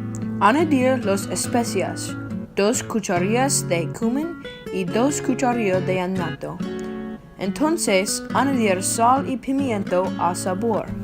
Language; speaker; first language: Spanish; non-native, learner; English